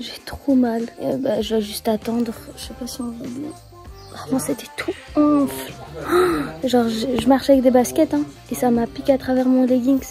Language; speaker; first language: French; native; French